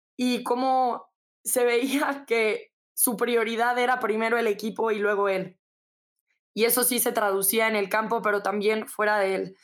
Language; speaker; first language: Spanish; native; Spanish